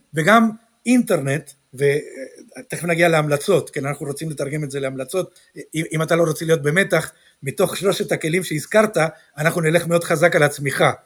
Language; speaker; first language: Hebrew; non-native, fluent; Spanish